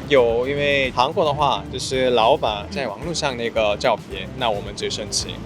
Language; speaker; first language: Chinese; non-native, fluent; Korean